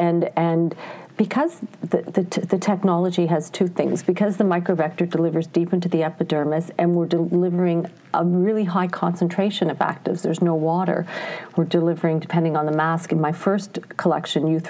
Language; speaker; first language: English; native; English